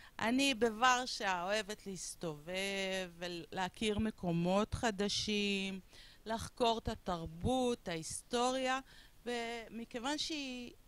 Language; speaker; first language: Hebrew; non-native, fluent; Spanish